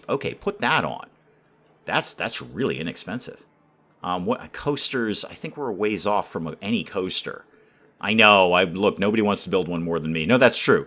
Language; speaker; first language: English; native; English